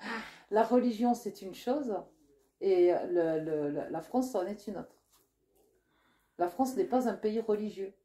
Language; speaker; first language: French; native; French